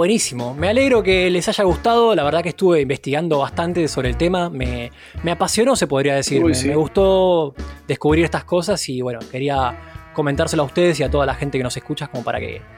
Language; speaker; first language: Spanish; native; Spanish